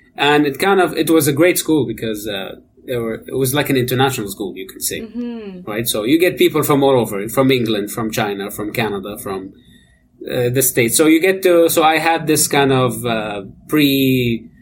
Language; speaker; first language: English; non-native, fluent; Arabic